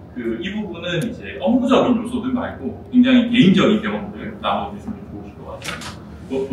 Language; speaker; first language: Korean; native; Korean